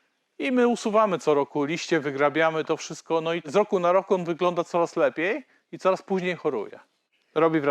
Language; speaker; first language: Polish; native; Polish